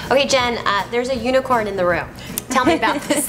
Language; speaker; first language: English; native; English